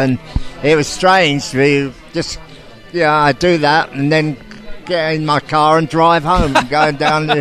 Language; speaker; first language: English; native; English